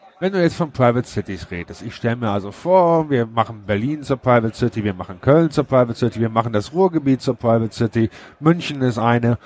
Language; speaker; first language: German; native; German